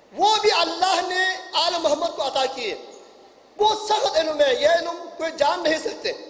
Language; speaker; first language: Urdu; non-native, local second language; Punjabi